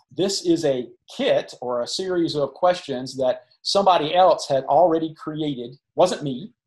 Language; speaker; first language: English; native; English